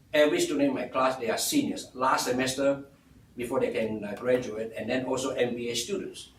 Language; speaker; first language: English; non-native, local second language; Min Nan Chinese